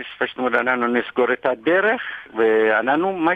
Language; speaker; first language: Hebrew; non-native, fluent; Amharic